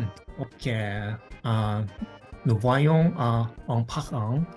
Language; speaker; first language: French; non-native, fluent; Japanese